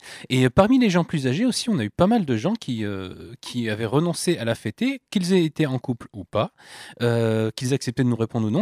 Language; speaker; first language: French; native; French